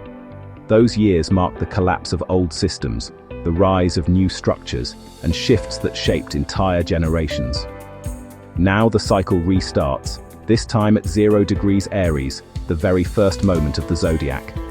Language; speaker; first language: English; native; English